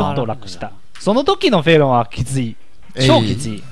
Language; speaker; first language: Japanese; non-native, learner; Chinese